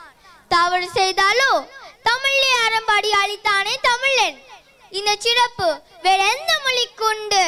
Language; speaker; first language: Tamil; early bilingual, heritage; Tamil